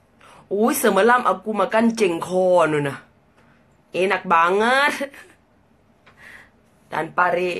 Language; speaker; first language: Indonesian; non-native, learner; Thai